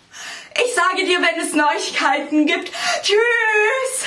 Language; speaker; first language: German; non-native, learner; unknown